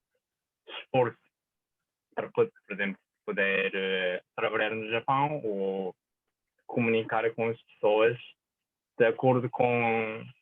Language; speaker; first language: Portuguese; non-native, fluent; Japanese